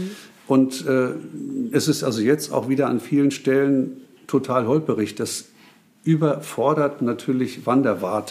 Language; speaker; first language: German; native; German